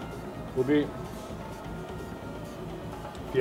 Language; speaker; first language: Turkish; native; Turkish